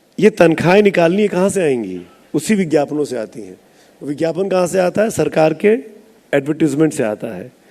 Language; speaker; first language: Hindi; native; Hindi